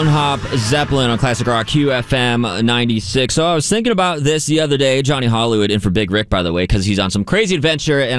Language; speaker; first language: English; native; English